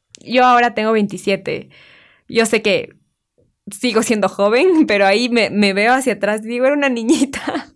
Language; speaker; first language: Spanish; native; Spanish